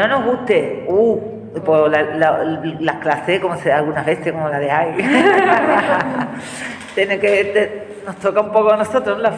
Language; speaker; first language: Spanish; native; Spanish